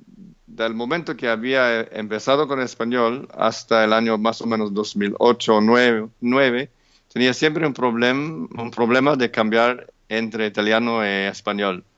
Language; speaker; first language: Spanish; non-native, fluent; English